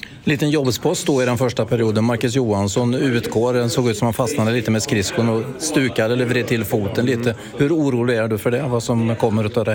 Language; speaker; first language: Swedish; native; Swedish